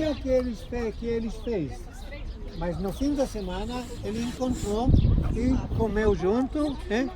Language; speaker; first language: Portuguese; non-native, learner; Hebrew